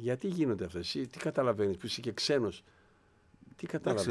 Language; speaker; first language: Greek; native; Greek